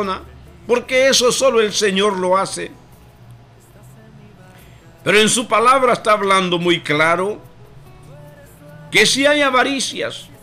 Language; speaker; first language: Spanish; native; Spanish